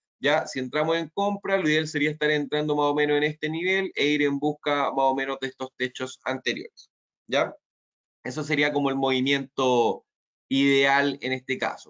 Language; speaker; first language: Spanish; native; Spanish